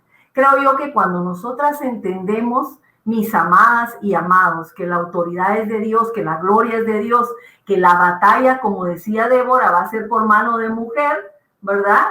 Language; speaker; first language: Spanish; native; Spanish